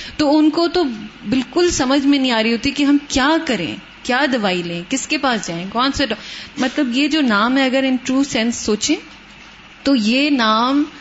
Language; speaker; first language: Urdu; non-native, local second language; Punjabi